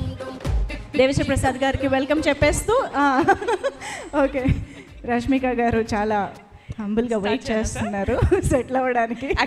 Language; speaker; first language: Telugu; native; Telugu